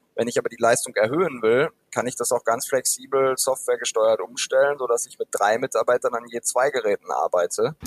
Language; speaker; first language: German; native; German